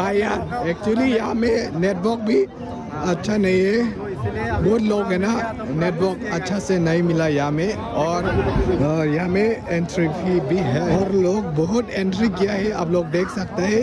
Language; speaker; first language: Hindi; non-native, local second language; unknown